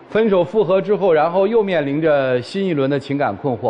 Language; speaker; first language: Chinese; native; Chinese